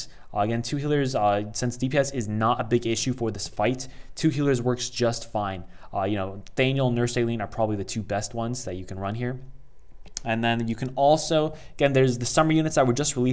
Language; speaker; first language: English; native; English